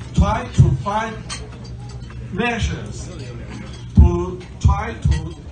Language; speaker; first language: English; non-native, local second language; Cantonese